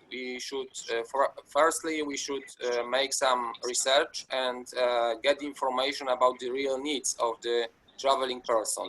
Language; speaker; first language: English; non-native, fluent; Polish